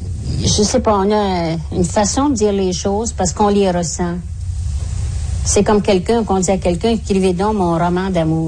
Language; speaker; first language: French; native; French